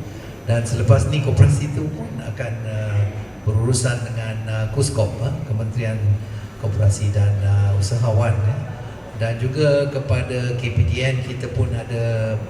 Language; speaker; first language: Malay; native; Malay